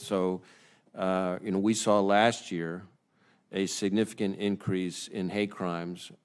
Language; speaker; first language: English; native; English